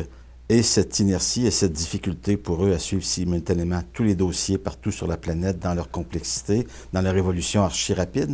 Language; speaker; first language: French; native; French